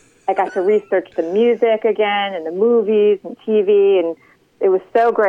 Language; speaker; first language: English; native; English